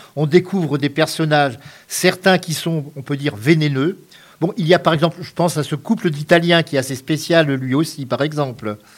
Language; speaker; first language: French; native; French